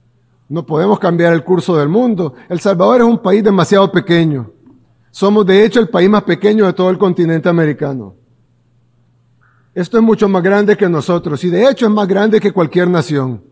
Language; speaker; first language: Spanish; native; Spanish